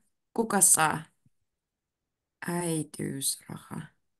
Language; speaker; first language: Finnish; native; Finnish